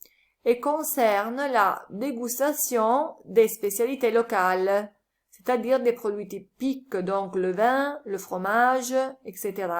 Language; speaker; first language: French; non-native, learner; Italian